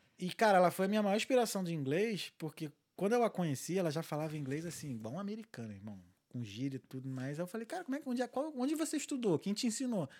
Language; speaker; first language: Portuguese; native; Portuguese